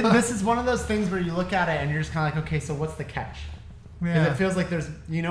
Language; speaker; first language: English; native; English